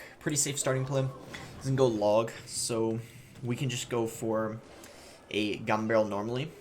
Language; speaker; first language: English; native; English